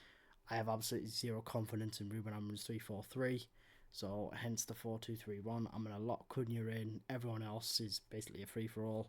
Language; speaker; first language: English; native; English